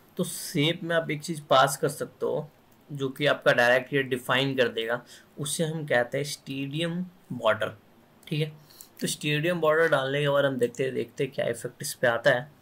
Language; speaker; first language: Hindi; native; Hindi